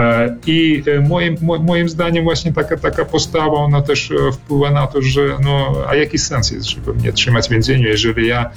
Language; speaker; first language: Polish; early bilingual, heritage; Polish